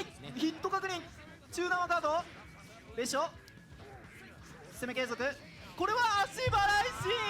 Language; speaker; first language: Japanese; native; Japanese